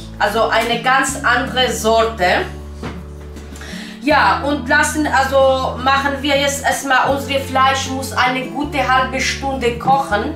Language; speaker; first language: German; non-native, local second language; Kurdish